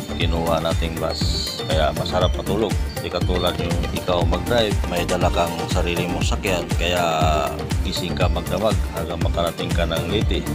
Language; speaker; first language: Filipino; non-native, local second language; Waray